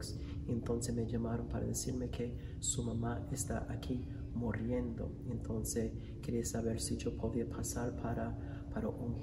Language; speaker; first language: Spanish; non-native, fluent; English